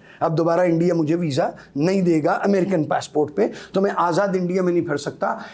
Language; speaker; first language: Urdu; native; Urdu